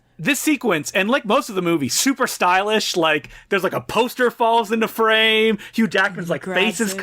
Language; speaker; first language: English; native; English